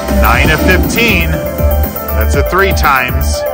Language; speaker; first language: English; native; English